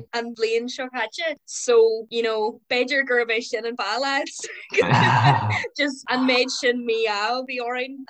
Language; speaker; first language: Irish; non-native, local second language; English